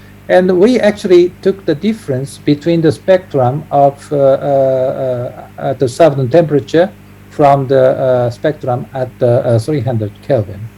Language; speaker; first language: English; non-native, fluent; Japanese